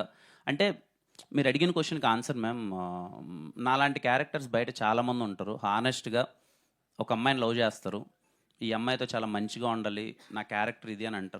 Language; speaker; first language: Telugu; native; Telugu